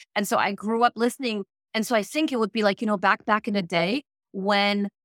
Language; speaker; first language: English; non-native, fluent; Polish